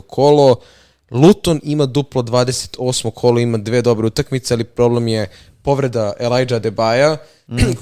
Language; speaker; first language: Serbian; native; Serbian